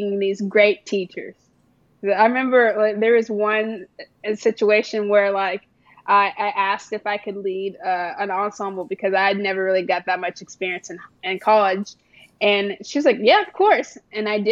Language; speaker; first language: English; native; English